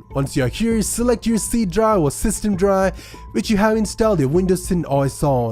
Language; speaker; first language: English; non-native, fluent; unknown